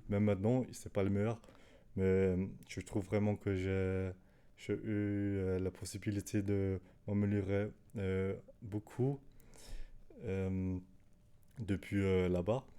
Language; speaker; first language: French; non-native, learner; Danish